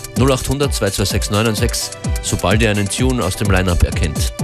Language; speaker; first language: German; native; German